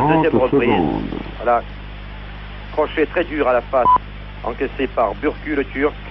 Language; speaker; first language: French; native; French